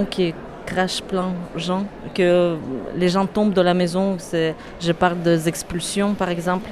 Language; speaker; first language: French; non-native, fluent; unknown